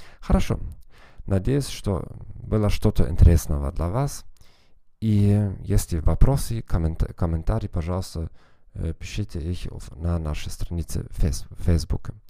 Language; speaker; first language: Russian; non-native, fluent; German